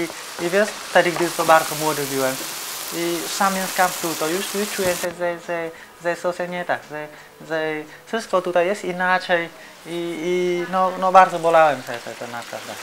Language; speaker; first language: Polish; non-native, learner; Vietnamese